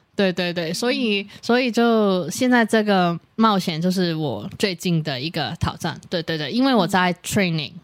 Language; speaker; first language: Chinese; native; Chinese